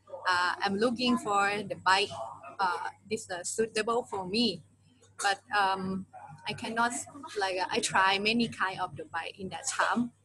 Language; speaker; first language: English; non-native, learner; Thai